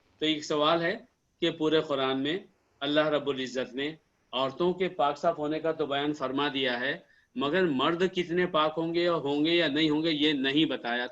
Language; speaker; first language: Urdu; native; Urdu